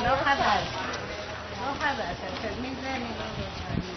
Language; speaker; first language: Hebrew; non-native, fluent; Malayalam